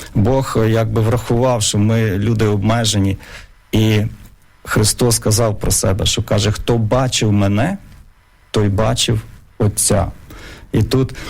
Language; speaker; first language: Ukrainian; native; Ukrainian